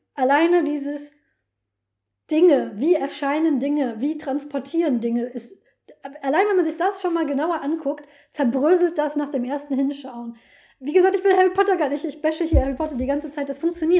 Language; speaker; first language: German; native; German